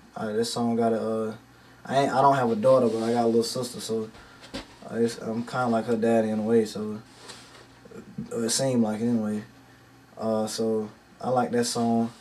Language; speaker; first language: English; native; English